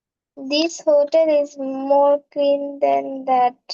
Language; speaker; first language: English; non-native, learner; Bangla